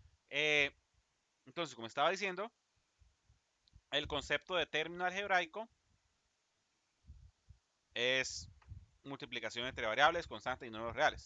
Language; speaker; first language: Spanish; native; Spanish